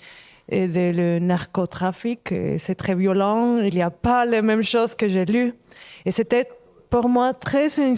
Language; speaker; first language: French; non-native, fluent; Spanish